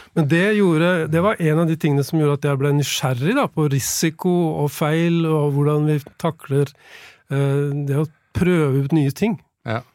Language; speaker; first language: Norwegian; native; Norwegian